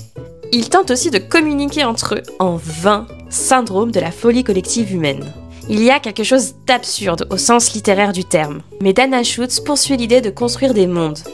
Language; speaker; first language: French; native; French